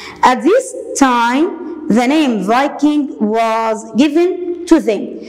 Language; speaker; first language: English; non-native, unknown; Arabic